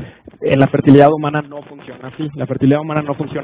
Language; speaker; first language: Spanish; native; Spanish